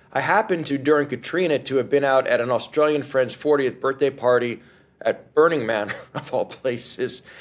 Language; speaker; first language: English; native; English